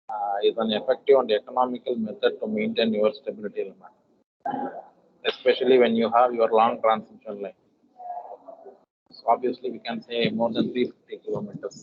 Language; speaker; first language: English; non-native, local second language; Tamil